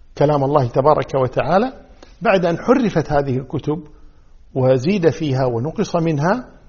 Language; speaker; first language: Arabic; native; Arabic